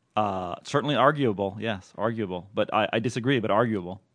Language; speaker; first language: English; non-native, fluent; Swedish